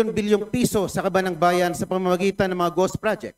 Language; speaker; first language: Filipino; native; Filipino